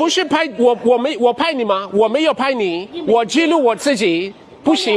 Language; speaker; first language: Chinese; non-native, fluent; English